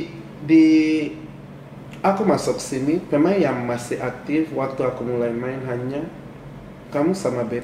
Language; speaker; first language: Indonesian; non-native, fluent; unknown